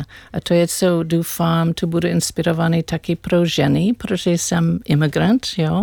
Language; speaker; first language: Czech; non-native, learner; English